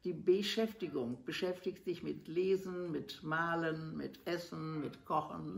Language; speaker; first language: German; non-native, learner; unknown